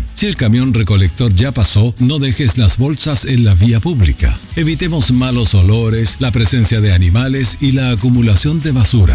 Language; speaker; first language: Spanish; native; Spanish